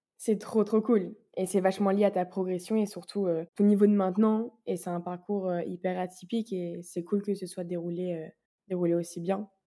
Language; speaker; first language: French; native; French